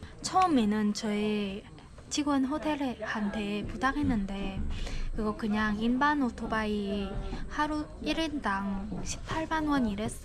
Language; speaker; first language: Korean; non-native, fluent; Vietnamese